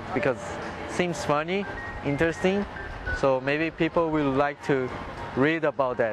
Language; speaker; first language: English; non-native, fluent; Portuguese